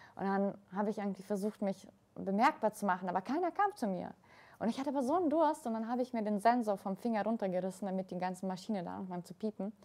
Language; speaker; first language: German; early bilingual, other home language; Russian